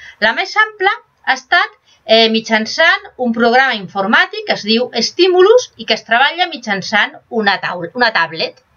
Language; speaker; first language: Catalan; non-native, local second language; Spanish